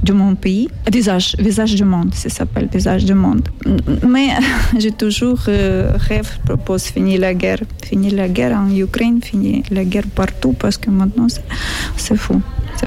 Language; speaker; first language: French; non-native, learner; Ukrainian